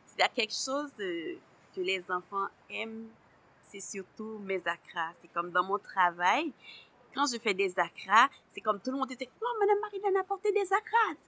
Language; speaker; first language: French; non-native, local second language; Haitian Creole